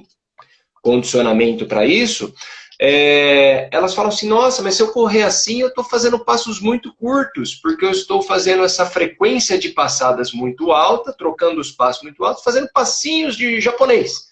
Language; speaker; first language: Portuguese; native; Portuguese